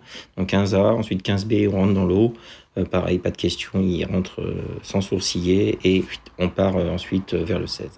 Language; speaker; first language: French; native; French